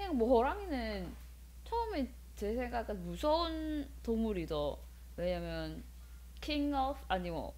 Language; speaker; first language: Korean; non-native, fluent; Indonesian